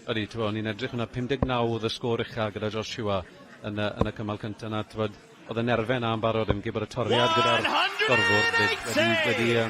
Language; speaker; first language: Welsh; native; Welsh